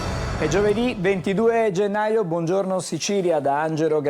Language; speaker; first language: Italian; native; Italian